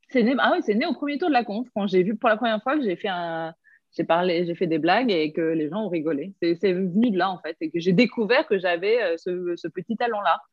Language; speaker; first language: French; early bilingual, other home language; Korean